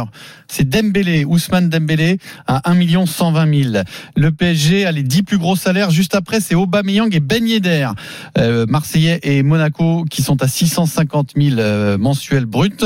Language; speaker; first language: French; native; French